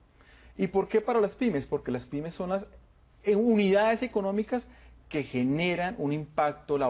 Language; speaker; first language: Spanish; native; Spanish